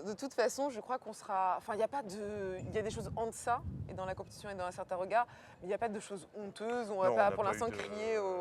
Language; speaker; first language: French; native; French